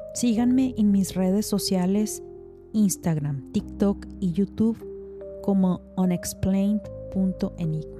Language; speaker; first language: Spanish; native; Spanish